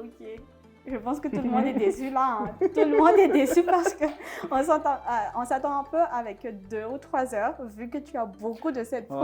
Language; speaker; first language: French; non-native, local second language; Malagasy